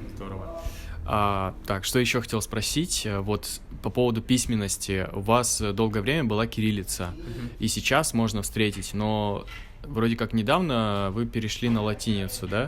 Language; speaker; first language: Russian; native; Russian